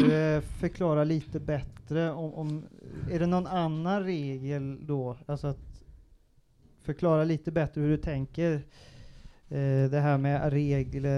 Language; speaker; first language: Swedish; native; Swedish